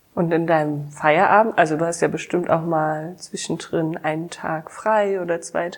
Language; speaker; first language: German; native; German